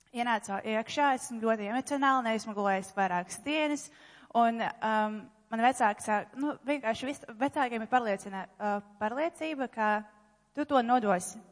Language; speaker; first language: Latvian; non-native, local second language; Russian